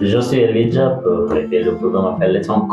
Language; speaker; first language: French; non-native, learner; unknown